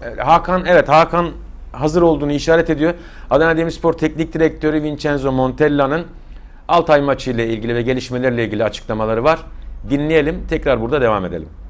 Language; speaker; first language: Turkish; native; Turkish